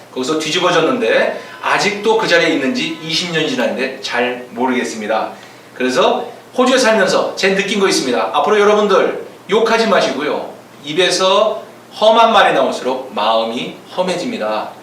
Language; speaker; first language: Korean; native; Korean